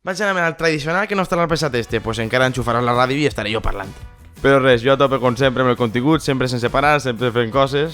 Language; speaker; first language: Catalan; native; Catalan